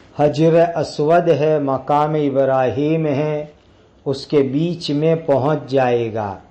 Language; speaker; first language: Urdu; non-native, local second language; Gujarati